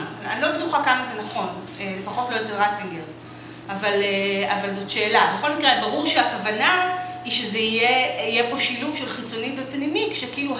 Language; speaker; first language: Hebrew; native; Hebrew